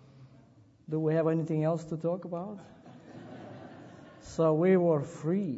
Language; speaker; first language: English; non-native, fluent; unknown